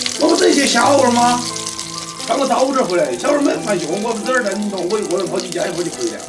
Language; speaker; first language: Chinese; native; Chinese